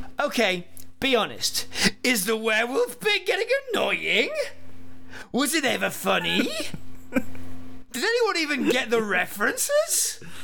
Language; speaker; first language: English; native; English